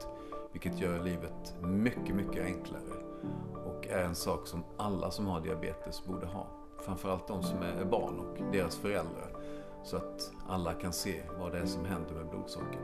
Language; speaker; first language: Swedish; native; Swedish